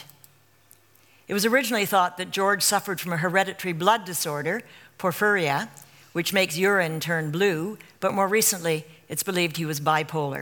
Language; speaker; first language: English; native; English